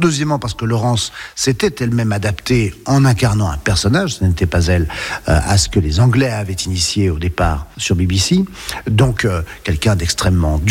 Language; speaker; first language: French; native; French